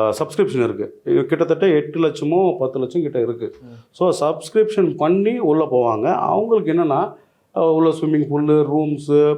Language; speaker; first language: Tamil; non-native, local second language; Telugu